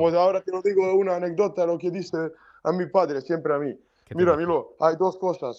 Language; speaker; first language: Spanish; non-native, learner; Serbian